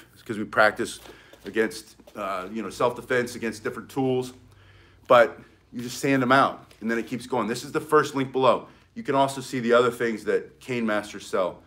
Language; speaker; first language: English; native; English